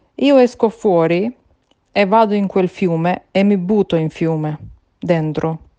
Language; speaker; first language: Italian; non-native, learner; Albanian